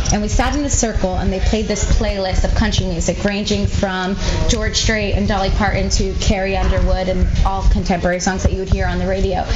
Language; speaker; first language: English; native; English